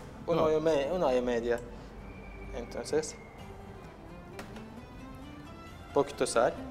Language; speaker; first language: Spanish; non-native, learner; Turkish